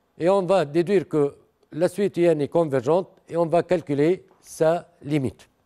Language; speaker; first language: French; non-native, local second language; Arabic